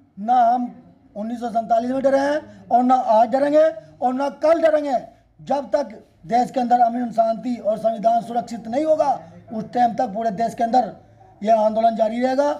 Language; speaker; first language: Hindi; non-native, local second language; Punjabi